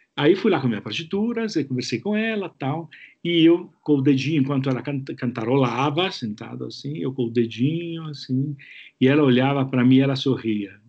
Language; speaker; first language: Portuguese; non-native, fluent; Italian